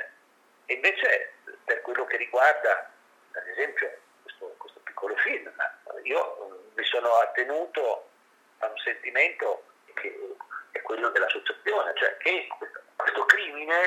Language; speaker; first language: Italian; native; Italian